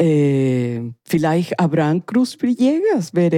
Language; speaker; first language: German; non-native, learner; Spanish